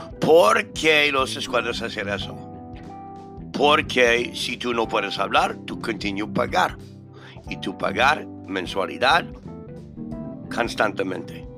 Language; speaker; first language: Spanish; non-native, learner; English